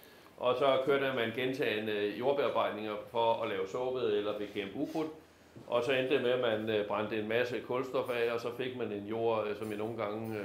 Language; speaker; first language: Danish; native; Danish